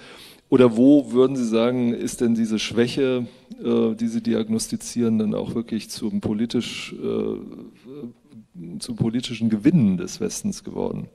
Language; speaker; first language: German; native; German